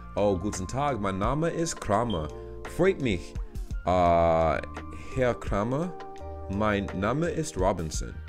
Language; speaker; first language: German; non-native, learner; English